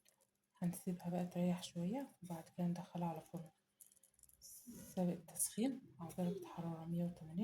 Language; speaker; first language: Arabic; native; Arabic